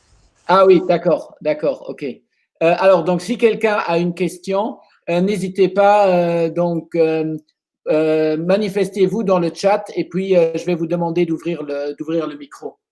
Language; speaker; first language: French; non-native, local second language; Luxembourgish